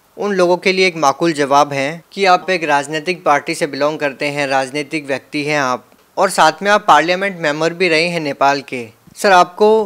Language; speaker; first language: Hindi; native; Hindi